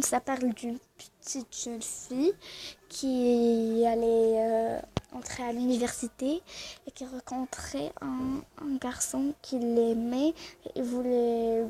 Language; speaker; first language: French; non-native, learner; Arabic